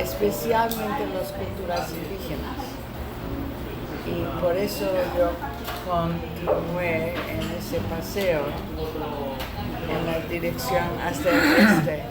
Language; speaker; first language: Spanish; non-native, learner; English